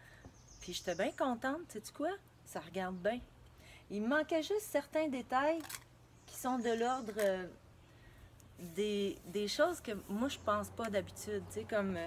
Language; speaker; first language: French; native; French